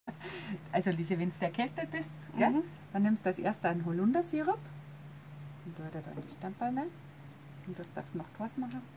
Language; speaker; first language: German; native; German